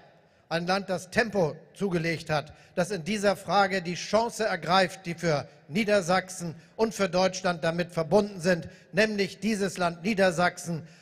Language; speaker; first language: German; native; German